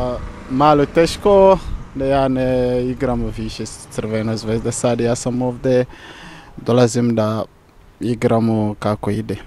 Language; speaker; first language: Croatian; non-native, learner; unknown